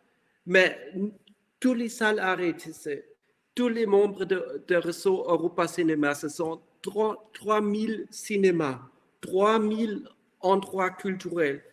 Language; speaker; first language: French; non-native, fluent; German